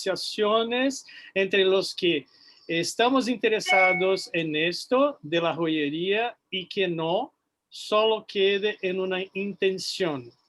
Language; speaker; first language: Spanish; non-native, fluent; Portuguese